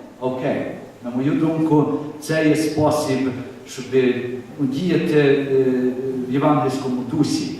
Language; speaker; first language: Ukrainian; early bilingual, heritage; Ukrainian